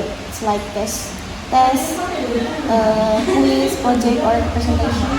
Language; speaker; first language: English; non-native, learner; Indonesian